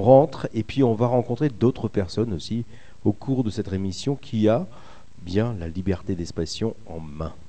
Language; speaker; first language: French; native; French